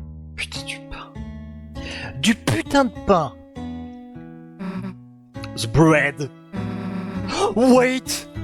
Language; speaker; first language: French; native; French